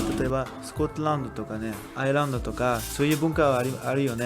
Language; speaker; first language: Japanese; non-native, learner; French